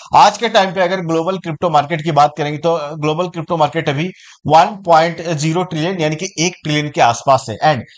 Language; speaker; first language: Hindi; native; Hindi